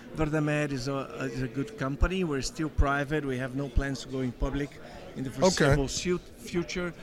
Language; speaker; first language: English; non-native, fluent; Portuguese